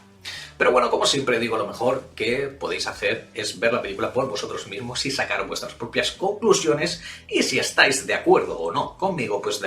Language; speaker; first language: Spanish; native; Spanish